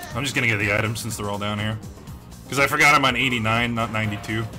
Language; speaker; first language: English; native; English